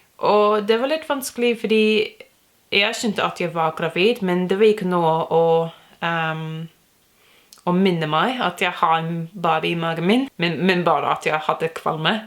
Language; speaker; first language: Norwegian; non-native, learner; English